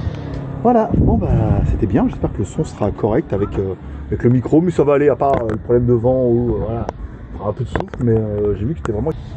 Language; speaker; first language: French; native; French